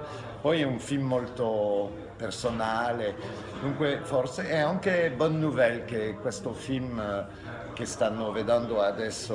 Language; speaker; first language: Italian; non-native, fluent; French